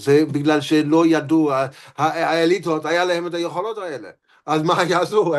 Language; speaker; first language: Hebrew; non-native, fluent; English